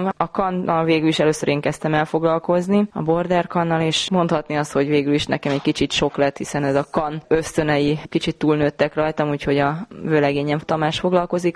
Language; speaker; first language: Hungarian; native; Hungarian